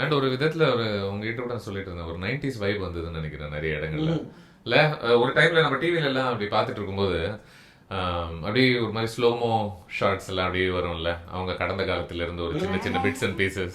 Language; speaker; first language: Tamil; native; Tamil